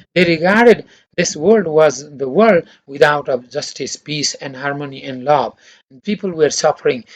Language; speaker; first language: English; non-native, local second language; Nepali